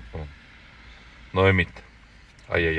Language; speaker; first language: Finnish; non-native, learner; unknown